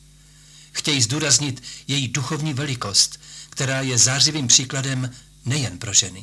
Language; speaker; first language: Czech; native; Czech